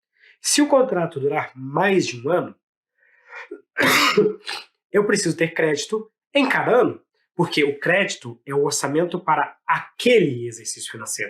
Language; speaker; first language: Portuguese; native; Portuguese